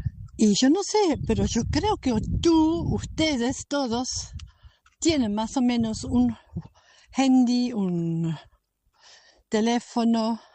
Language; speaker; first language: Spanish; non-native, fluent; German